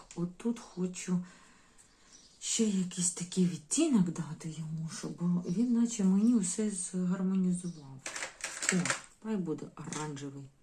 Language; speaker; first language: Ukrainian; non-native, local second language; Russian